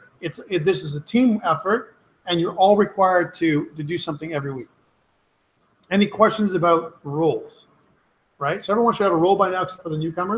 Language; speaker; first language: English; native; English